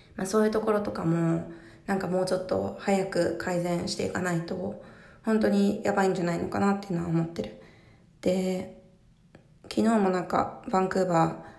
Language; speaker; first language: Japanese; early bilingual, heritage; Japanese